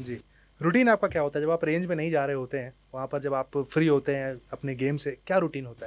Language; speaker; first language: Hindi; native; Hindi